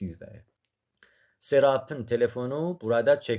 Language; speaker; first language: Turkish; non-native, fluent; Persian